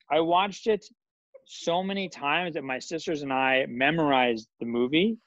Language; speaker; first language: English; native; English